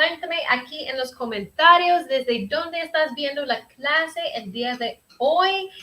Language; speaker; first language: Spanish; early bilingual, heritage; Spanish